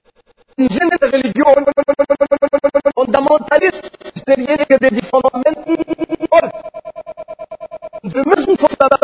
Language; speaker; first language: German; non-native, learner; Arabic